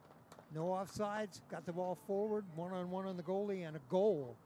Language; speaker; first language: English; native; English